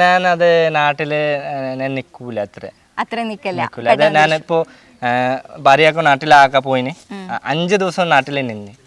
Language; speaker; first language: Malayalam; non-native, local second language; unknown